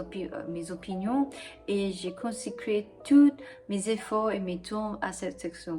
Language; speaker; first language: French; non-native, fluent; English